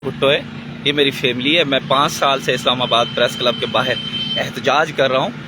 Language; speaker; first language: Urdu; non-native, local second language; Sindhi